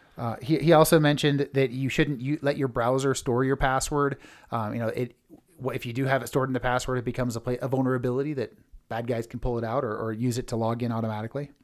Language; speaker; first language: English; native; English